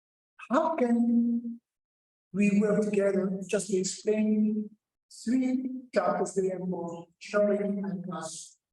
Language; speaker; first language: English; non-native, learner; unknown